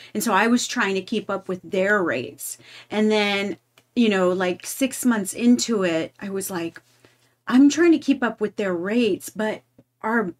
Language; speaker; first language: English; native; English